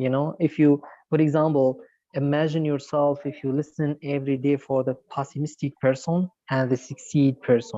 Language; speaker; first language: English; non-native, learner; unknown